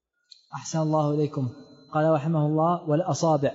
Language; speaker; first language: Arabic; native; Arabic